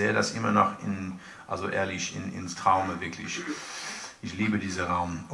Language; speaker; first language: German; non-native, fluent; English